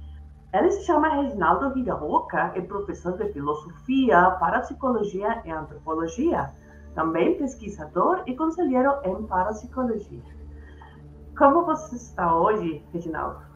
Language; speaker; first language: Portuguese; non-native, fluent; Spanish